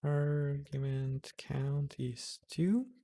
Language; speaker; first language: English; non-native, fluent; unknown